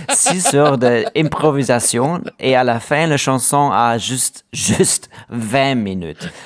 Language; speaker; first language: French; non-native, learner; German